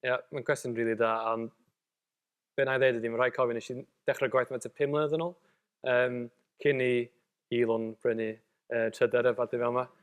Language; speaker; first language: Welsh; native; Welsh